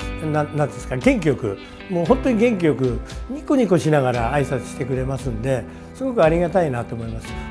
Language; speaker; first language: Japanese; native; Japanese